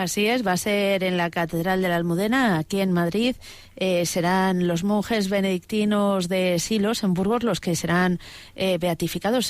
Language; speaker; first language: Spanish; native; Spanish